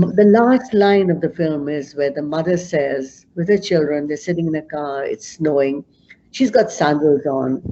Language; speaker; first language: English; non-native, local second language; Punjabi